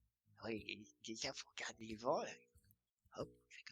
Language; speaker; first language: French; native; French